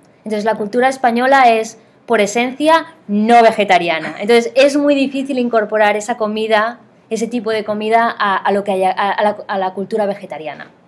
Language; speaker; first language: Spanish; native; Spanish